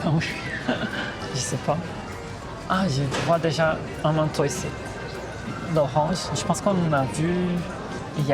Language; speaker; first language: French; non-native, fluent; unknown